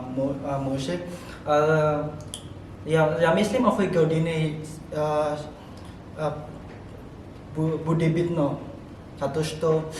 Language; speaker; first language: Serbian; non-native, learner; Indonesian